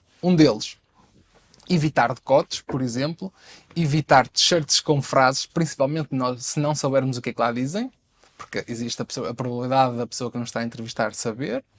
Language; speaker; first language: Portuguese; native; Portuguese